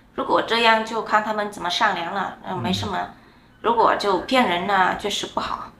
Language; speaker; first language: Chinese; non-native, fluent; Vietnamese